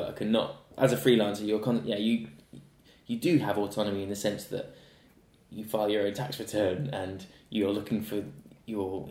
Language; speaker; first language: English; native; English